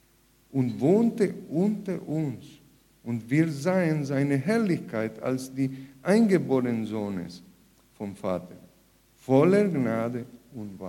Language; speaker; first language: German; non-native, fluent; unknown